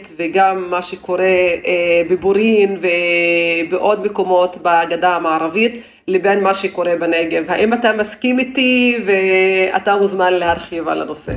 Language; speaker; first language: Hebrew; non-native, local second language; Arabic